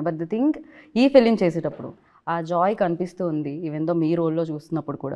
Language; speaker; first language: Telugu; native; Telugu